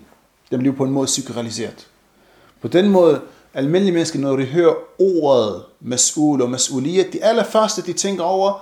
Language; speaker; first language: Danish; non-native, fluent; Arabic